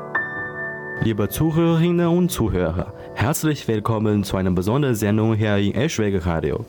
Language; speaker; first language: German; non-native, learner; Chinese